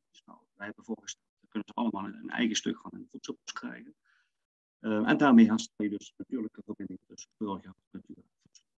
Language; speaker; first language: Dutch; native; Dutch